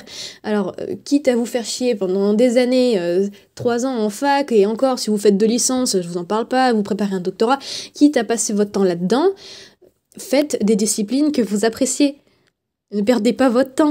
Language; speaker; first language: French; native; French